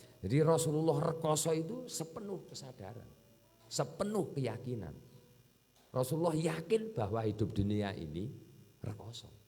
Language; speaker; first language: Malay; non-native, local second language; Javanese